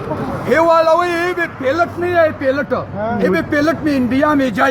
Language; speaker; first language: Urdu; non-native, local second language; Pashto